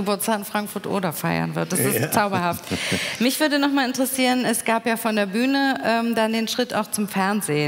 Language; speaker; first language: German; native; German